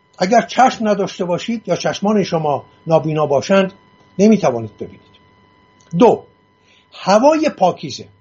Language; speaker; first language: Persian; non-native, local second language; Assyrian Neo-Aramaic